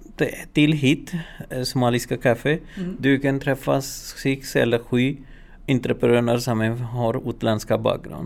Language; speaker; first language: Swedish; non-native, fluent; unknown